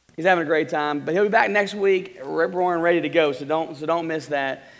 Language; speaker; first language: English; native; English